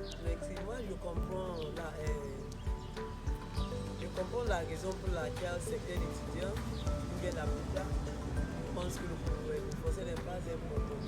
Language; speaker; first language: French; non-native, fluent; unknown